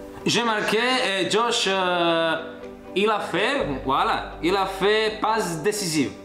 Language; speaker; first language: French; non-native, learner; Croatian